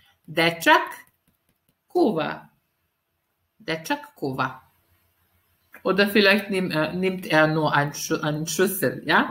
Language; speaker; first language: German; non-native, fluent; Serbian